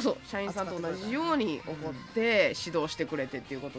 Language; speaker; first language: Japanese; native; Japanese